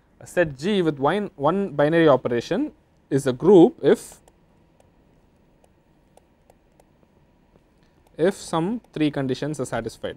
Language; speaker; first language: English; non-native, local second language; Tamil